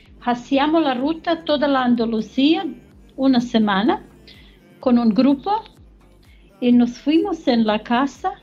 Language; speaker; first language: Spanish; non-native, learner; German